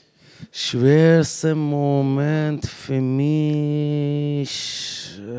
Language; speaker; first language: German; non-native, fluent; Persian